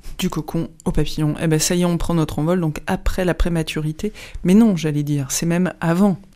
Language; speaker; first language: French; native; French